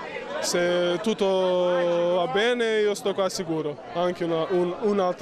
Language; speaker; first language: Italian; non-native, learner; Serbian